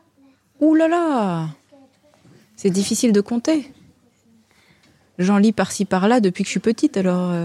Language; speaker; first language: French; native; French